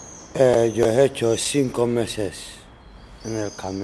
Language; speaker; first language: Spanish; non-native, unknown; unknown